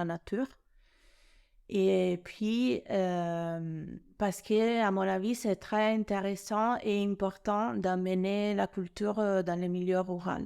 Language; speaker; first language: French; non-native, fluent; Italian